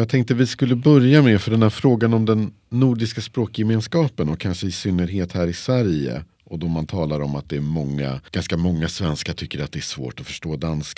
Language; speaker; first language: Swedish; native; Swedish